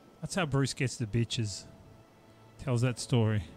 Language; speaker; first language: English; native; English